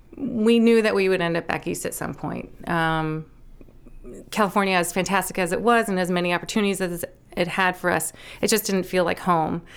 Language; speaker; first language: English; native; English